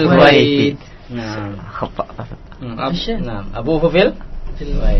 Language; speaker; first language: Arabic; non-native, learner; Indonesian